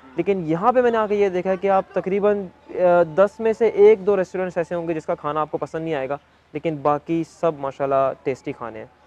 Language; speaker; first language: Urdu; native; Urdu